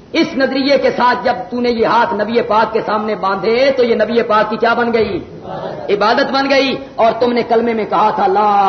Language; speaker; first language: Urdu; non-native, local second language; Punjabi